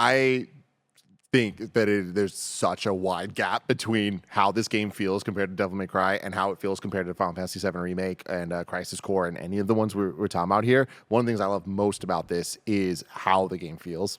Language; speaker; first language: English; native; English